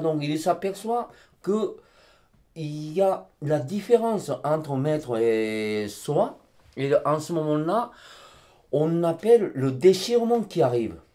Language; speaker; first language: French; non-native, fluent; Japanese